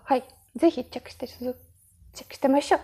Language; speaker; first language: Japanese; non-native, learner; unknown